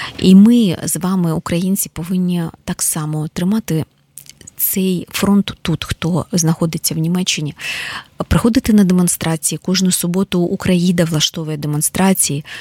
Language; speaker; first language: Ukrainian; native; Ukrainian